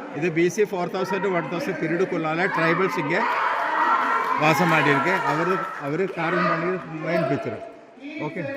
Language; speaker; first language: Tamil; non-native, learner; Malayalam